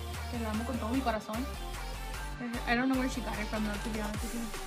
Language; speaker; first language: English; early bilingual, other home language; Spanish